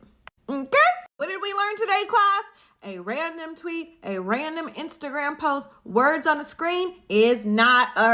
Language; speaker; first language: English; native; English